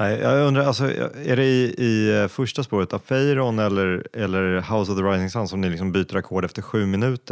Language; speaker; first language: Swedish; native; Swedish